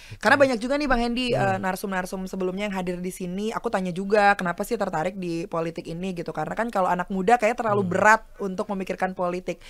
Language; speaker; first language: Indonesian; native; Indonesian